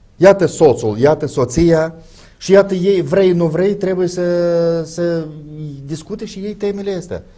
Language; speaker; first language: Romanian; native; Romanian